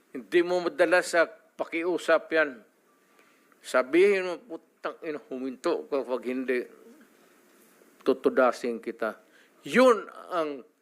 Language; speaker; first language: Filipino; non-native, local second language; Cebuano